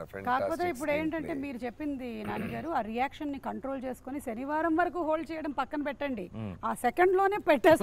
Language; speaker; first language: Telugu; native; Telugu